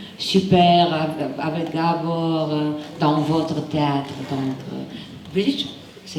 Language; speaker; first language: French; non-native, fluent; Romanian